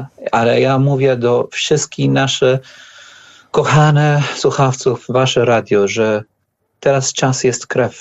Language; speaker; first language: Polish; non-native, learner; Arabic